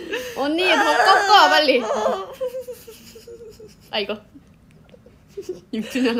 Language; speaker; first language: Korean; non-native, fluent; Thai